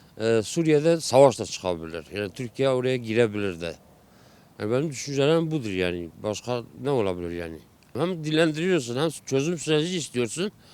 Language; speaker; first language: Turkish; native; Turkish